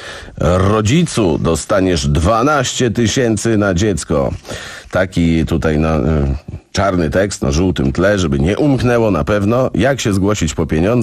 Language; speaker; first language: Polish; native; Polish